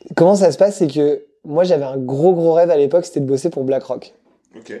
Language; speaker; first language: French; native; French